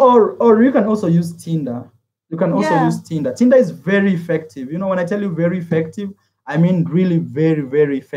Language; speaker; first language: English; non-native, fluent; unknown